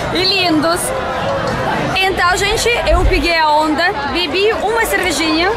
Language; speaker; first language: Portuguese; non-native, fluent; Russian